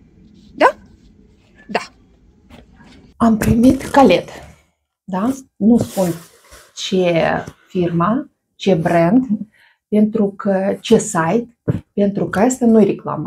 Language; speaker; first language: Romanian; non-native, learner; Russian